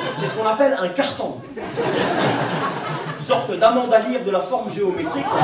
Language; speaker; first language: French; native; French